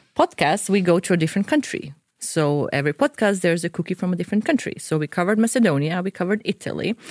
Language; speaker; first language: English; non-native, fluent; Croatian